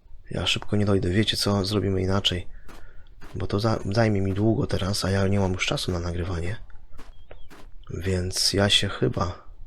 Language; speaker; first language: Polish; native; Polish